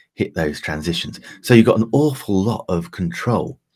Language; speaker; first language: English; native; English